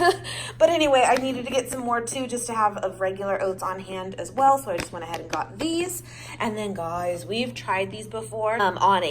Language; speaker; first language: English; native; English